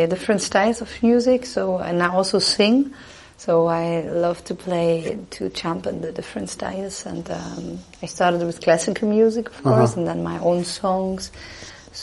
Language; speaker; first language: English; non-native, fluent; German